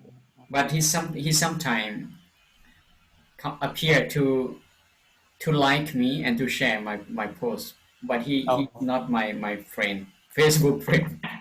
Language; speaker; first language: English; non-native, fluent; Lao